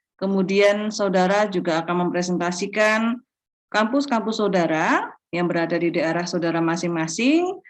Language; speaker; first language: Indonesian; native; Indonesian